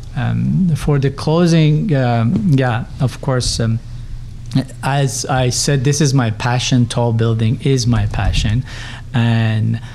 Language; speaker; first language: English; non-native, fluent; Persian